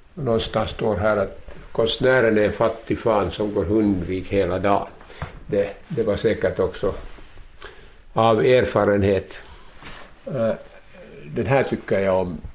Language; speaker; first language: Swedish; native; Swedish